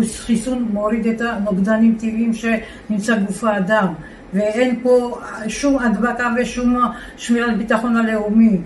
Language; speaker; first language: Hebrew; non-native, fluent; Georgian